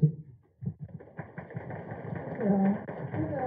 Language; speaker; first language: Chinese; native; Chinese